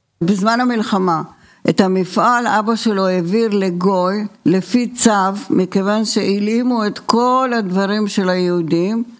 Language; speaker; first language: Hebrew; early bilingual, other home language; Bulgarian